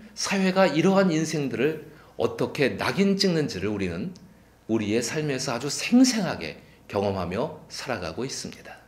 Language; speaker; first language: Korean; native; Korean